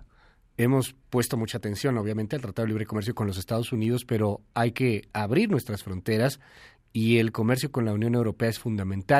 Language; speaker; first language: Spanish; native; Spanish